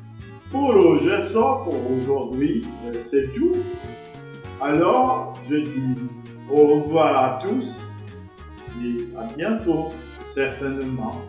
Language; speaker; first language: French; non-native, fluent; Portuguese